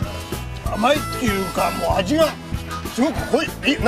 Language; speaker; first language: Japanese; native; Japanese